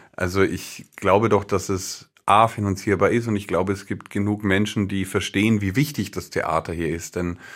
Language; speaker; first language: German; native; German